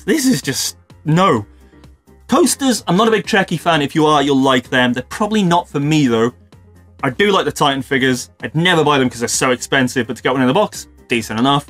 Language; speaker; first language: English; native; English